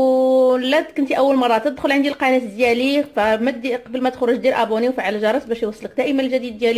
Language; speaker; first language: Arabic; native; Arabic